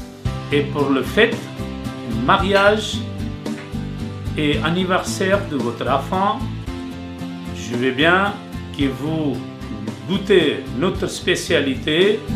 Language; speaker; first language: French; non-native, learner; Urdu